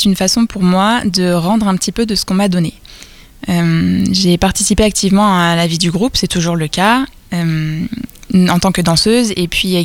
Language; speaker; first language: French; native; French